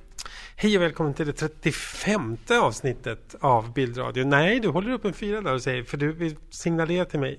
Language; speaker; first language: Swedish; native; Swedish